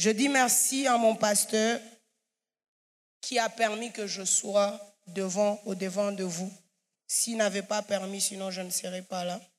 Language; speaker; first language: French; non-native, local second language; Swahili